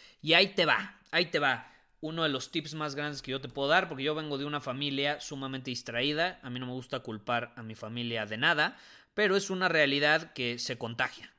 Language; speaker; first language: Spanish; native; Spanish